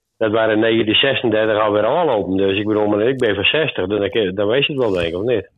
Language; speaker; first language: Dutch; native; Dutch